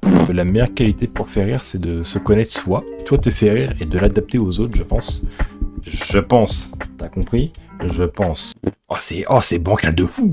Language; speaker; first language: French; native; French